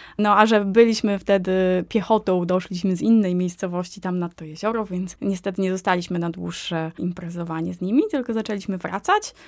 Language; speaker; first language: Polish; native; Polish